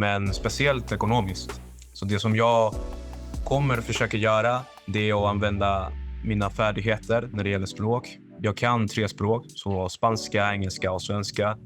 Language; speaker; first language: Swedish; non-native, fluent; Spanish